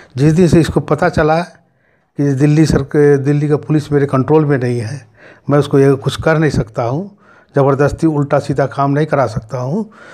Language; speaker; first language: Hindi; native; Hindi